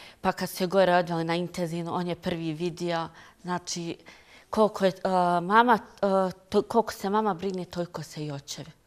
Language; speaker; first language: Bosnian; native; Bosnian